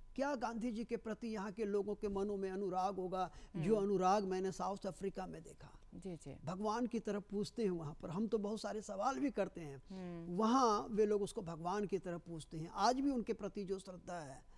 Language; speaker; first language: Hindi; native; Hindi